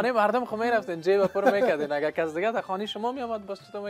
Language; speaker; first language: Persian; native; Persian